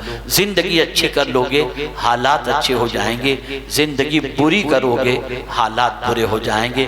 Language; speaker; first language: Urdu; native; Urdu